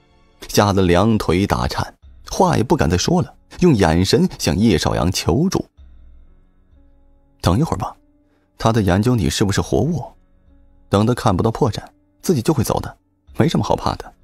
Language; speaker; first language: Chinese; native; Chinese